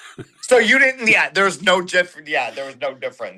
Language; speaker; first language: English; native; English